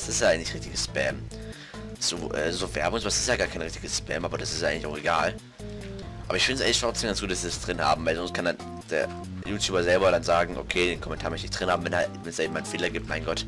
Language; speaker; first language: German; native; German